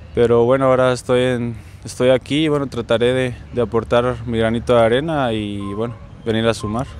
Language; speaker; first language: Spanish; native; Spanish